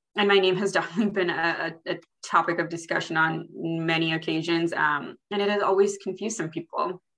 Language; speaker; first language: English; early bilingual, other home language; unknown